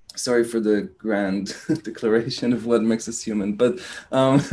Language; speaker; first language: English; non-native, fluent; Hebrew